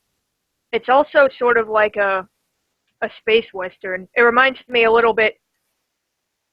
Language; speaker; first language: English; native; English